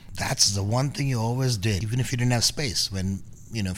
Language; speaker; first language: English; non-native, local second language; Punjabi